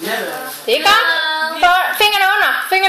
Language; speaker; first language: Danish; native; Danish